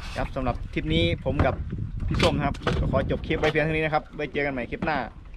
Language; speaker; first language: Thai; native; Thai